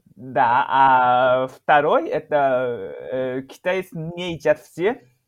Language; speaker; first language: Russian; non-native, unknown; Chinese